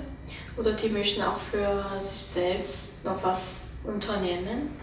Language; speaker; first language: German; non-native, fluent; Korean